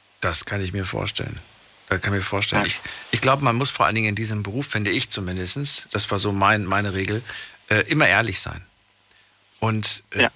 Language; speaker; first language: German; native; German